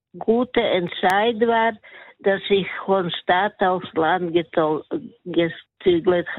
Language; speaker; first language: German; non-native, learner; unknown